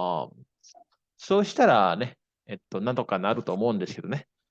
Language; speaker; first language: Japanese; non-native, fluent; Indonesian